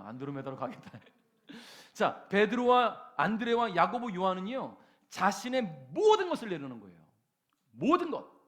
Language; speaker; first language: Korean; native; Korean